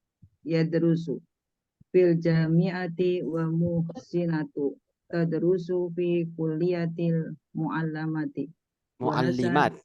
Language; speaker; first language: Arabic; non-native, learner; Indonesian